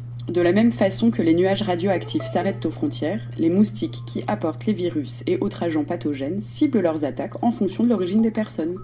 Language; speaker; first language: French; native; French